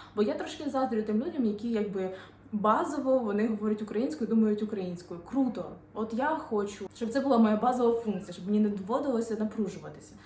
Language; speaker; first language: Ukrainian; non-native, local second language; Russian